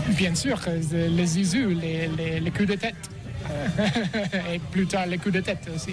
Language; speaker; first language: French; non-native, learner; English